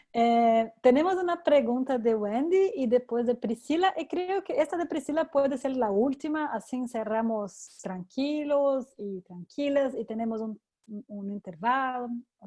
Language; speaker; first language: Spanish; non-native, fluent; Portuguese